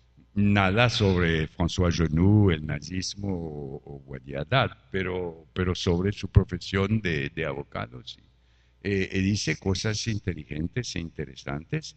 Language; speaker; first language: Spanish; non-native, fluent; French